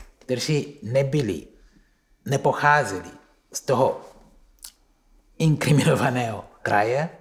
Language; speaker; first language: Czech; non-native, fluent; Kongo